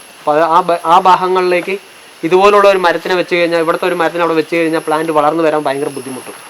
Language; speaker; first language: Malayalam; non-native, local second language; Tamil